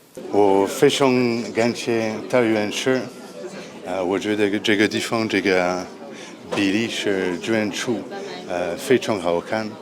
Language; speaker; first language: Chinese; non-native, learner; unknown